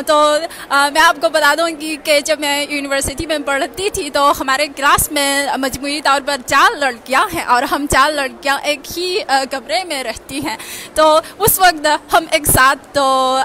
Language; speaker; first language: Hindi; non-native, learner; Chinese